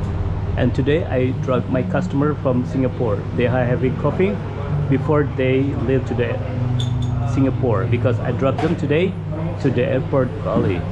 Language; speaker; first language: English; non-native, learner; Indonesian